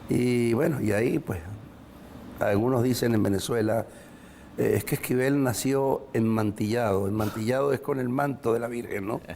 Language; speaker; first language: Spanish; native; Spanish